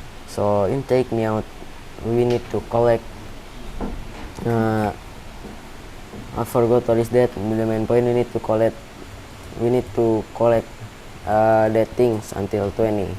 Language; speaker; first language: English; non-native, learner; Indonesian